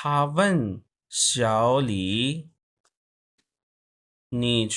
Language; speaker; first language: Chinese; non-native, fluent; Urdu